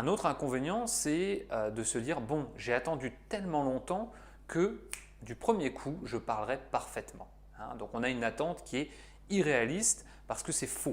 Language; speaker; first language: French; native; French